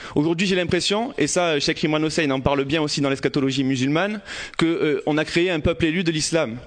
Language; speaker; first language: French; native; French